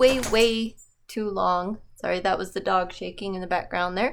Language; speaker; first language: English; native; English